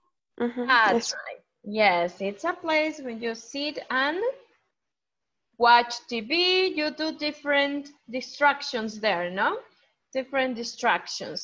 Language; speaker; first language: English; non-native, fluent; Spanish